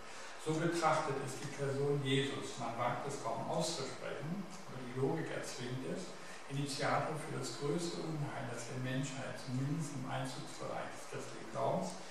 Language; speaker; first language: German; native; German